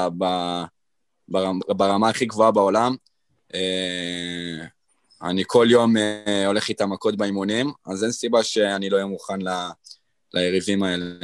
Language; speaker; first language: Hebrew; native; Hebrew